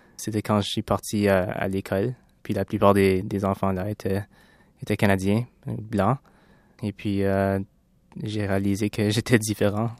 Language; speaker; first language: French; early bilingual, other home language; Lao